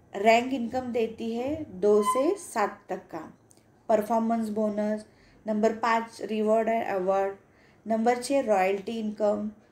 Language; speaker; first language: Hindi; non-native, local second language; Marathi